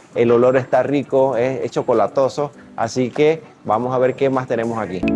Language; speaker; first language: Spanish; native; Spanish